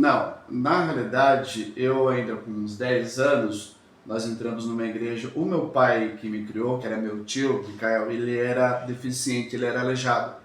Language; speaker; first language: Portuguese; native; Portuguese